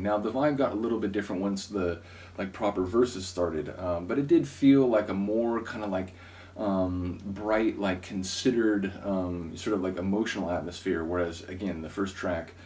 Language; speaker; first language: English; native; English